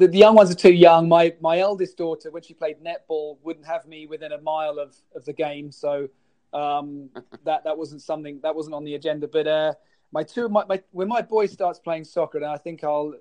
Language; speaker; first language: English; native; English